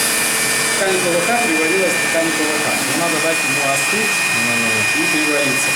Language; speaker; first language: Russian; native; Russian